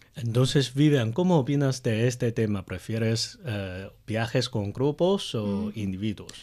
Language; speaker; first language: Spanish; non-native, fluent; Chinese